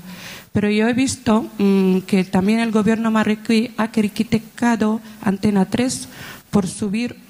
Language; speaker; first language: Spanish; non-native, fluent; Arabic